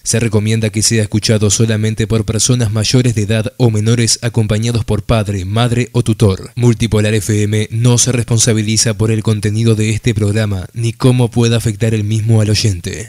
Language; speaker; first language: Spanish; native; Spanish